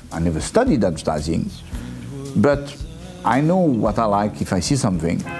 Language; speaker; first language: English; non-native, fluent; French